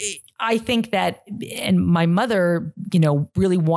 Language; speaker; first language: English; native; English